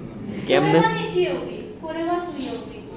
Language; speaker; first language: Japanese; non-native, fluent; Bangla